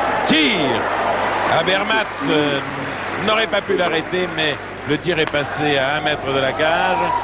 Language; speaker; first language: French; native; French